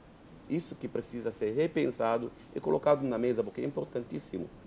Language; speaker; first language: Portuguese; non-native, fluent; Arabic